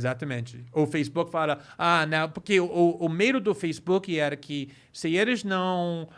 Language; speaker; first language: Portuguese; non-native, fluent; English